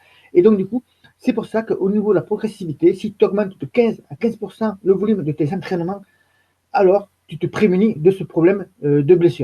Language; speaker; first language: French; native; French